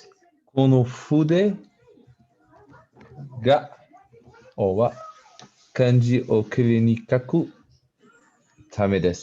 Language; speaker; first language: Japanese; non-native, learner; English